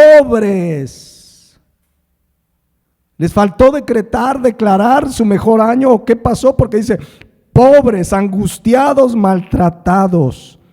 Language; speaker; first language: Spanish; native; Spanish